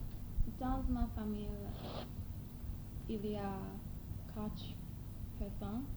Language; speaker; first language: French; non-native, learner; English